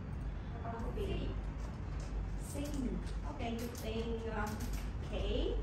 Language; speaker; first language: English; non-native, learner; Vietnamese